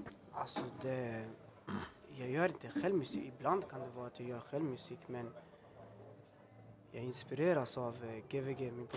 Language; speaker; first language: Swedish; early bilingual, other home language; Albanian